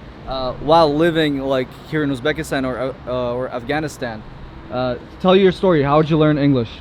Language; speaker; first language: English; early bilingual, heritage; English